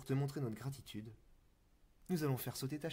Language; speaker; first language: French; native; French